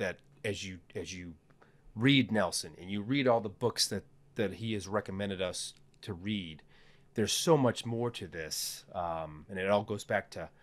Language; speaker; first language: English; native; English